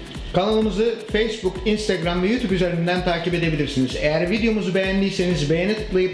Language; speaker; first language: Turkish; native; Turkish